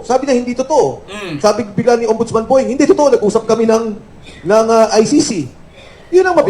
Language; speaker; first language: Filipino; native; Filipino